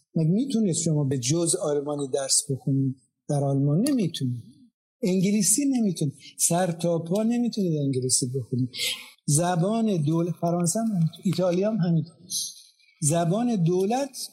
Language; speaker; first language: Persian; non-native, local second language; Azerbaijani